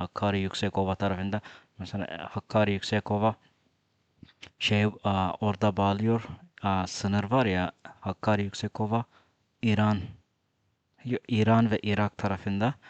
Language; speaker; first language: Turkish; non-native, fluent; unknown